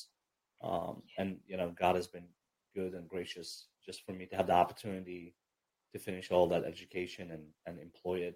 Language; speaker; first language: English; early bilingual, other home language; Arabic